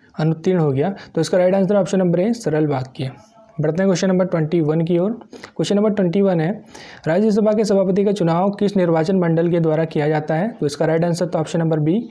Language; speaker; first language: Hindi; native; Hindi